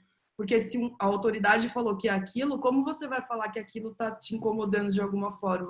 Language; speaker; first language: Portuguese; native; Portuguese